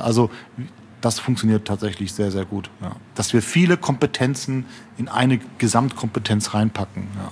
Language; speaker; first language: German; native; German